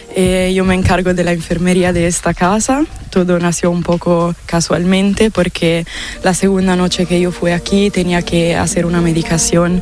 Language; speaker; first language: Spanish; non-native, fluent; Italian